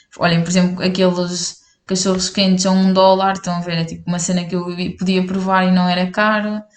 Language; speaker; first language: Portuguese; native; Portuguese